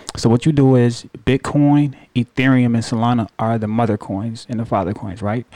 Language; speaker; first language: English; native; English